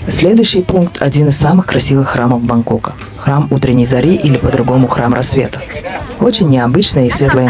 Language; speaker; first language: Russian; native; Russian